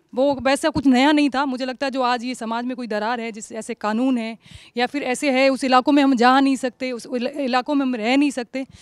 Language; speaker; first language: Hindi; native; Hindi